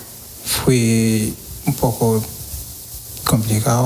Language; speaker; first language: Spanish; non-native, learner; Wolof